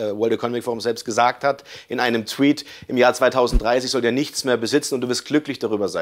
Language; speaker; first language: German; native; German